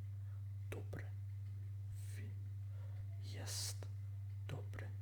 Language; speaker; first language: Polish; non-native, learner; English